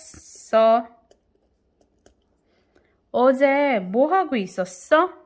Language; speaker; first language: Korean; non-native, fluent; Filipino